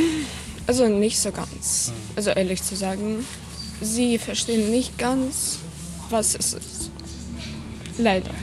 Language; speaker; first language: German; non-native, learner; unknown